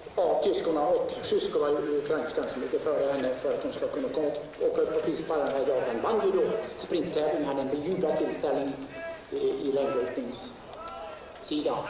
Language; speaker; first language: Swedish; native; Swedish